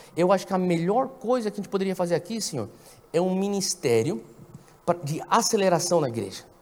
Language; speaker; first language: Portuguese; native; Portuguese